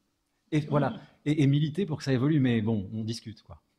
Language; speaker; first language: French; native; French